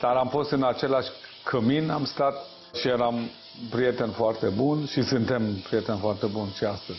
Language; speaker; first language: Romanian; non-native, fluent; Persian